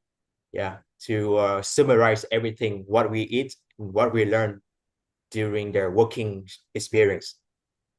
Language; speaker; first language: English; non-native, fluent; Vietnamese